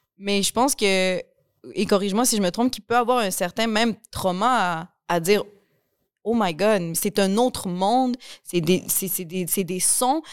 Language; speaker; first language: French; native; French